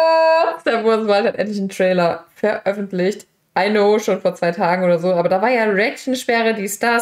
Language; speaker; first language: German; native; German